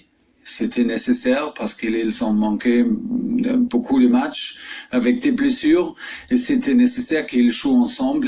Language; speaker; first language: French; non-native, fluent; German